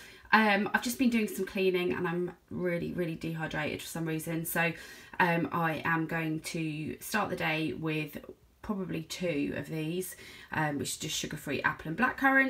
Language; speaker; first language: English; native; English